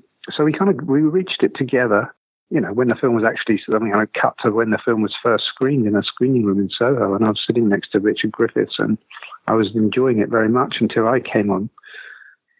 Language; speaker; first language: English; native; English